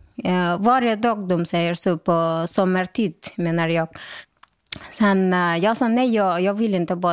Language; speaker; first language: Swedish; non-native, local second language; Persian